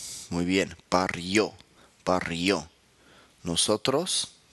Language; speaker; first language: Spanish; non-native, fluent; English